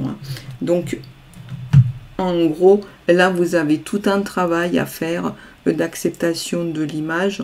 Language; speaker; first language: French; native; French